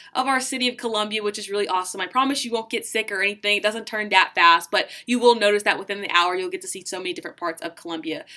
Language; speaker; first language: English; native; English